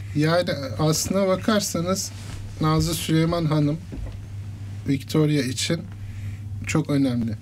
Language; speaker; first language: Turkish; native; Turkish